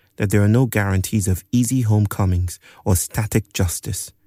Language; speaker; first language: English; non-native, local second language; Yoruba